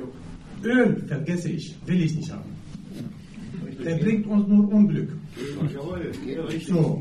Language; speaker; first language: German; non-native, fluent; Arabic